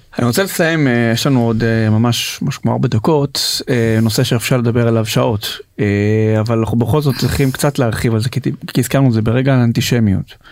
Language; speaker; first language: Hebrew; native; Hebrew